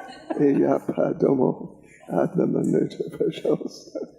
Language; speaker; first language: Russian; non-native, learner; English